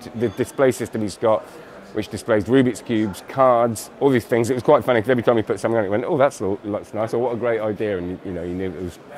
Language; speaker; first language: English; native; English